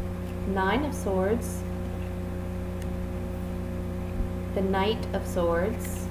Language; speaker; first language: English; native; English